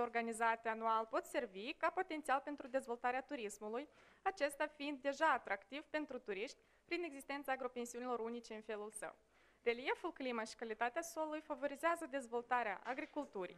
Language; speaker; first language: Romanian; native; Romanian